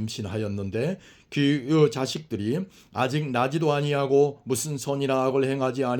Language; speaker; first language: Korean; native; Korean